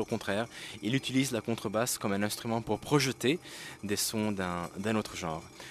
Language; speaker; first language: French; non-native, local second language; Arabic